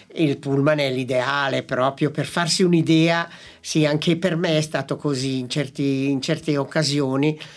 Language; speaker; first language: Italian; native; Italian